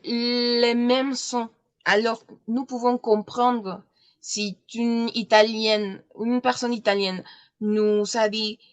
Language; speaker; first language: French; non-native, learner; Spanish